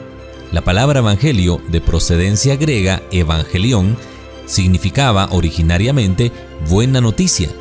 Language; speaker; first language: Spanish; native; Spanish